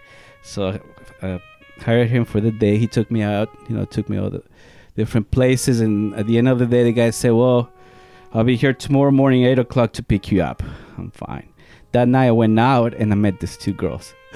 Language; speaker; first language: English; non-native, fluent; Spanish